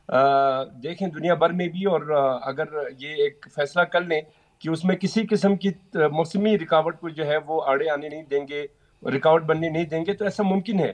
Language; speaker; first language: Hindi; non-native, local second language; Balti